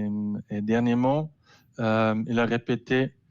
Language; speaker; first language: French; non-native, learner; German